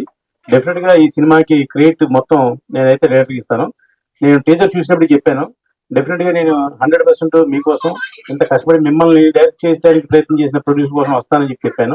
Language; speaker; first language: Telugu; native; Telugu